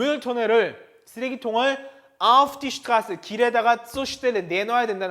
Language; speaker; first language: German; non-native, fluent; Korean